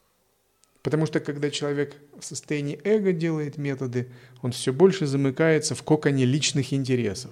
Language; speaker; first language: Russian; native; Russian